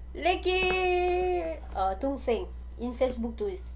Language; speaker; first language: Korean; non-native, learner; Thai